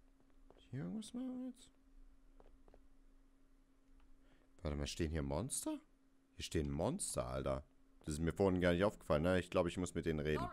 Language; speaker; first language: German; native; German